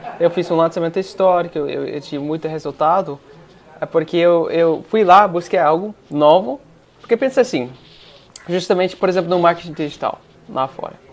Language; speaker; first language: Portuguese; non-native, fluent; English